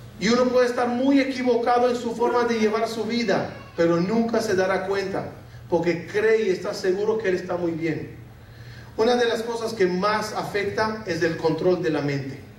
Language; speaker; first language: Spanish; non-native, fluent; Arabic